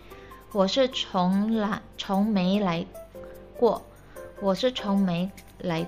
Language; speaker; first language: Chinese; non-native, fluent; Indonesian